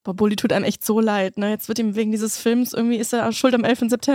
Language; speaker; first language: German; native; German